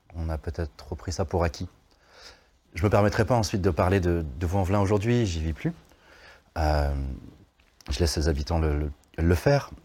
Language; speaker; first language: French; native; French